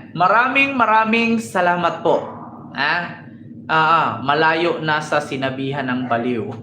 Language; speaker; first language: Filipino; native; Filipino